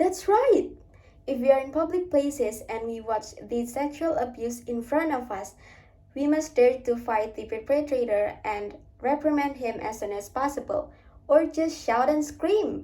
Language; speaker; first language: English; non-native, learner; Indonesian